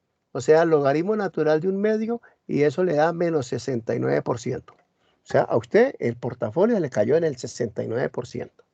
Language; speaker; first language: Spanish; native; Spanish